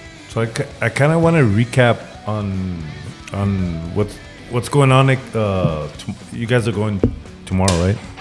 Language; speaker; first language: English; early bilingual, other home language; Spanish